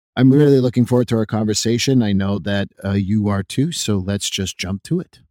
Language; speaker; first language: English; native; English